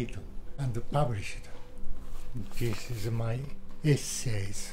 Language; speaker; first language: English; non-native, learner; Japanese